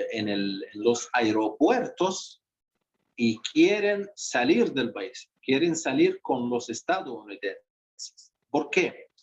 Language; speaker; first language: Spanish; non-native, fluent; Arabic